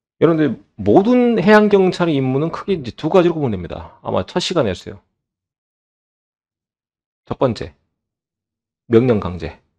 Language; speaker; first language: Korean; native; Korean